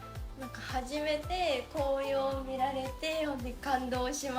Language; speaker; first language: Japanese; non-native, fluent; Vietnamese